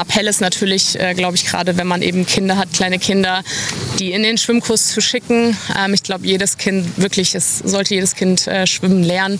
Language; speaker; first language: German; native; German